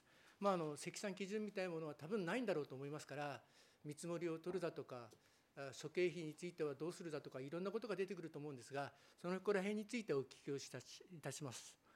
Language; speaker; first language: Japanese; native; Japanese